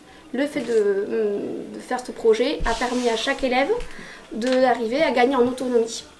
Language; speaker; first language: French; native; French